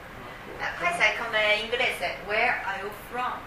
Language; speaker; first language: Italian; non-native, fluent; Chinese